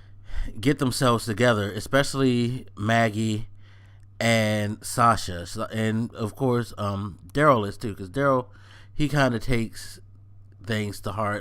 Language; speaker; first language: English; native; English